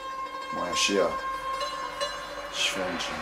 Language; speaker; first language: Polish; early bilingual, heritage; English